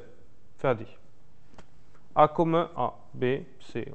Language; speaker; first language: Norwegian; non-native, learner; French